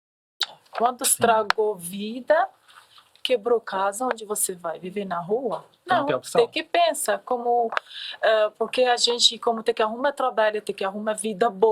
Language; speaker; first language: Portuguese; non-native, learner; Arabic